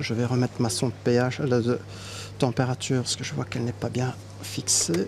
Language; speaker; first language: French; native; French